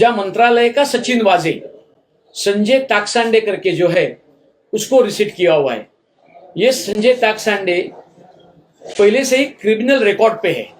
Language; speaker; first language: Hindi; non-native, local second language; Marathi